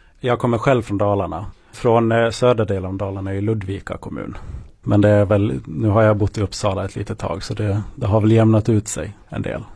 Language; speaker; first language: Swedish; native; Swedish